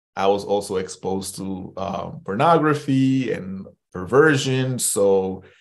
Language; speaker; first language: English; early bilingual, other home language; Spanish